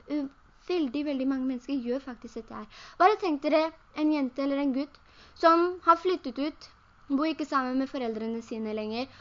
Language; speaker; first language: Norwegian; early bilingual, other home language; Urdu